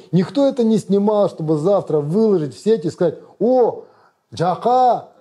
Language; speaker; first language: Russian; non-native, local second language; Kazakh